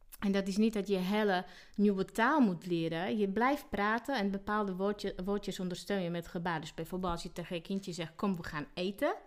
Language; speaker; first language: Dutch; non-native, fluent; Slovak